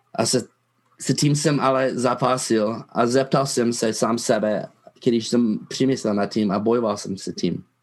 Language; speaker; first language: Czech; non-native, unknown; English